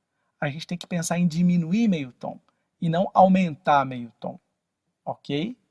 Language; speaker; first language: Portuguese; native; Portuguese